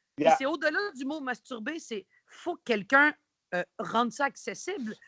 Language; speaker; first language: French; early bilingual, other home language; Arabic